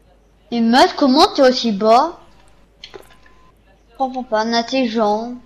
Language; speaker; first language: French; native; French